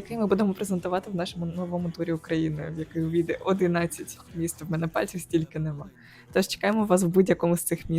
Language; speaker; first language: Ukrainian; native; Ukrainian